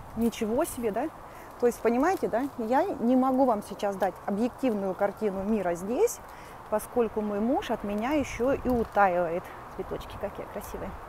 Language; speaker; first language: Russian; native; Russian